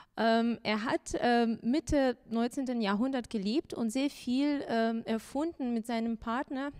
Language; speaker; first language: German; non-native, fluent; Azerbaijani